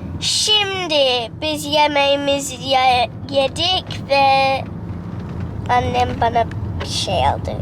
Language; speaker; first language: Turkish; early bilingual, heritage; Turkish